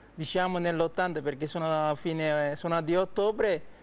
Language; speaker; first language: Italian; non-native, fluent; Wolof